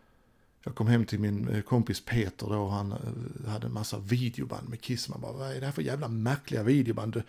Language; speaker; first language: Swedish; native; Swedish